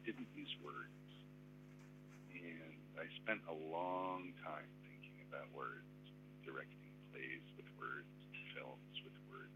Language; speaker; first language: English; native; English